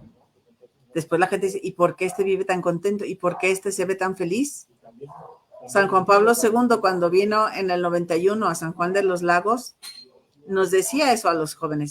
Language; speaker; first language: Spanish; native; Spanish